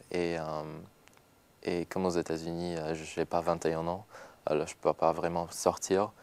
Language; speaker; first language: French; non-native, learner; English